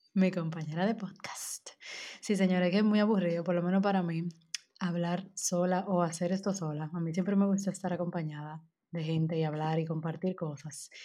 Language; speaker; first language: Spanish; native; Spanish